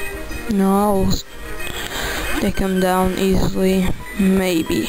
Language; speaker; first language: English; non-native, learner; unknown